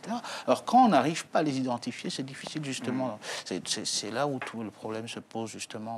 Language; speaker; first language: French; native; French